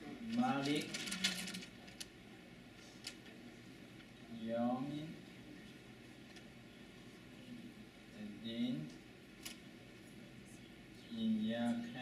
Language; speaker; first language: Arabic; non-native, learner; Chinese